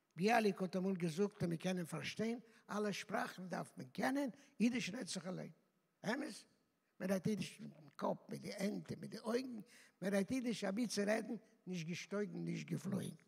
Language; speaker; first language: Hebrew; non-native, fluent; Yiddish